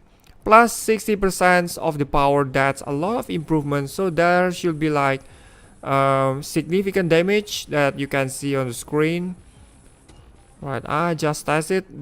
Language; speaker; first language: English; non-native, fluent; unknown